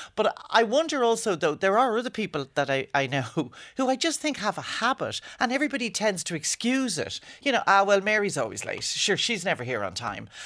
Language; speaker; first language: English; native; English